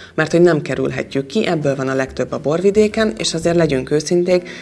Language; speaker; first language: Hungarian; native; Hungarian